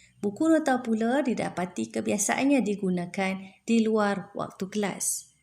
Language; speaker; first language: Malay; native; Malay